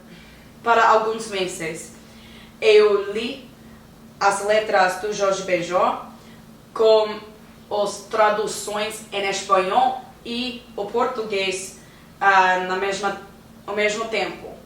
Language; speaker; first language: Portuguese; non-native, learner; English